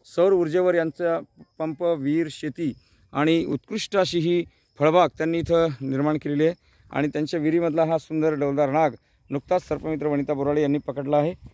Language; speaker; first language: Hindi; non-native, local second language; Marathi